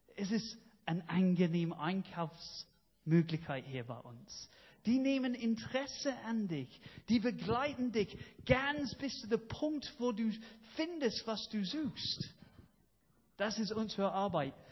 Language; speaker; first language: German; non-native, fluent; English